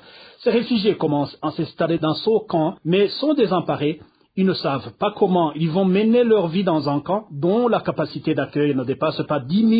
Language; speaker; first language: French; non-native, local second language; Rundi